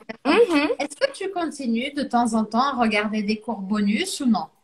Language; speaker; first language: French; non-native, fluent; Portuguese